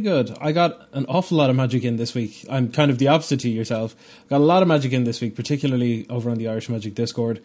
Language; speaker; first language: English; native; English